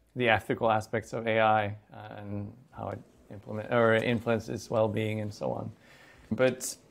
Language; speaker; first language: English; non-native, fluent; Swedish